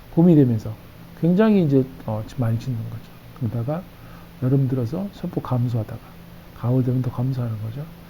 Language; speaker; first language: Korean; native; Korean